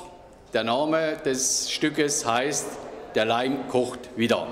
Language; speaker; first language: German; native; German